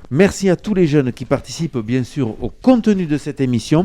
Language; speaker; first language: French; native; French